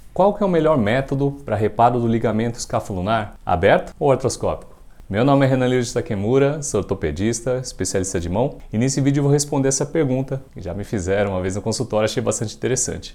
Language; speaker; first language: Portuguese; native; Portuguese